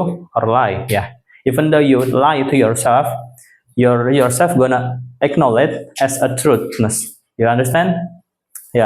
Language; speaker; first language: English; non-native, fluent; Indonesian